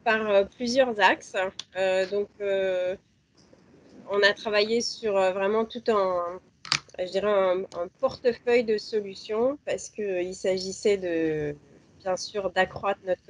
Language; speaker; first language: French; native; French